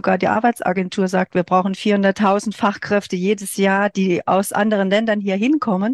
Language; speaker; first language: German; native; German